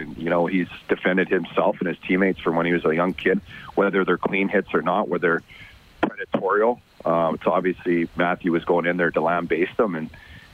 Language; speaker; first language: English; native; English